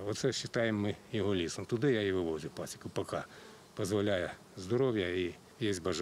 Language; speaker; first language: Ukrainian; native; Ukrainian